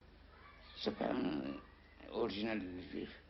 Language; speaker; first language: French; non-native, learner; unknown